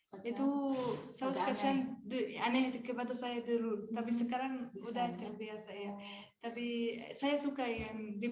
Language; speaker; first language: Indonesian; non-native, learner; Arabic